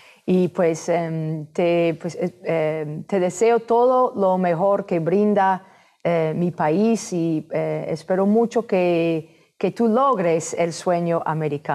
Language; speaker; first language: Spanish; non-native, fluent; English